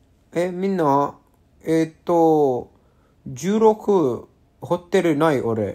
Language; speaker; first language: Japanese; non-native, learner; English